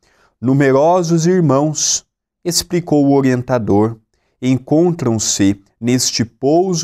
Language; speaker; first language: Portuguese; native; Portuguese